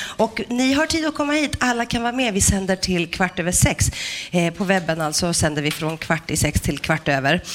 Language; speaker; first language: Swedish; early bilingual, other home language; Greek